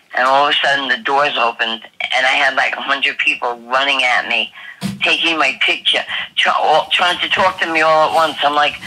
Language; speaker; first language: English; native; English